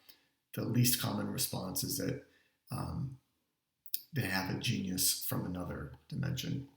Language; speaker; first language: English; native; English